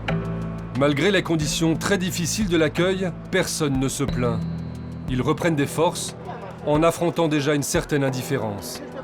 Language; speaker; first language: French; native; French